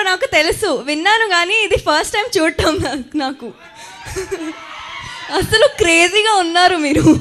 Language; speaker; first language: Telugu; non-native, fluent; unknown